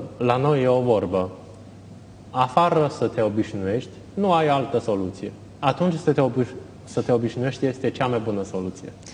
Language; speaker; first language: Romanian; non-native, fluent; Chinese